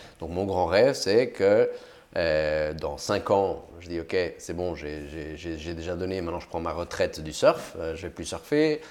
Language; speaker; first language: French; early bilingual, other home language; Portuguese